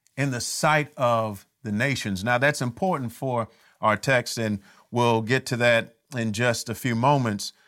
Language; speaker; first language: English; native; English